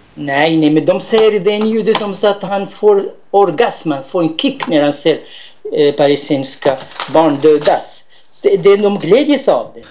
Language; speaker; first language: Swedish; non-native, fluent; Arabic